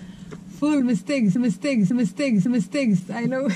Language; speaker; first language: English; non-native, learner; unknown